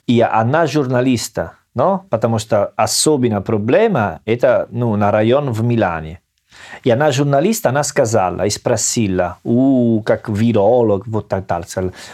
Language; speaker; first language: Russian; non-native, learner; Italian